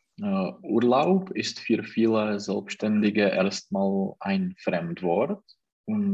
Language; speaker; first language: German; non-native, learner; Czech